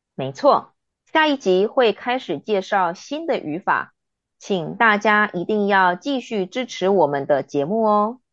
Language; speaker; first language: Chinese; native; Chinese